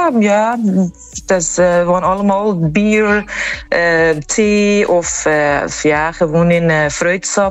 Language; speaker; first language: Dutch; non-native, learner; Persian